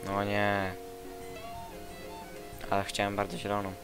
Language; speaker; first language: Polish; native; Polish